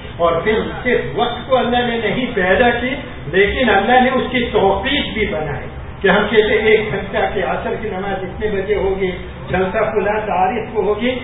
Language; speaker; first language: Urdu; non-native, fluent; Gujarati